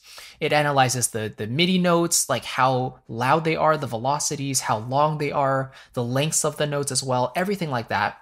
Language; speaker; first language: English; native; English